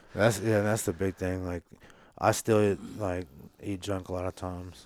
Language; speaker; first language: English; native; English